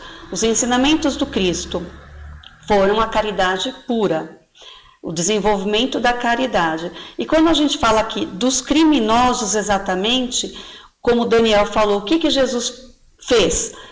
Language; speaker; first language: Portuguese; native; Portuguese